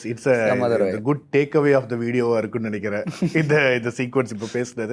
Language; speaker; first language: Tamil; native; Tamil